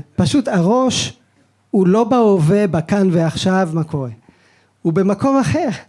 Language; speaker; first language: Hebrew; early bilingual, other home language; French